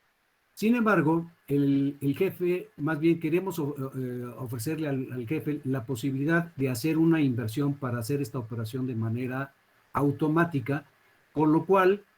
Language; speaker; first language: Spanish; native; Spanish